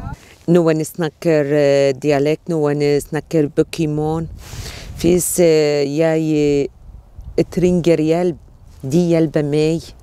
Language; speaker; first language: Norwegian; non-native, learner; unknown